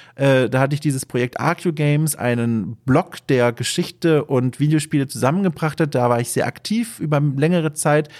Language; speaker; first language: German; native; German